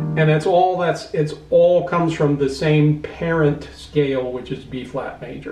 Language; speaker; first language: English; native; English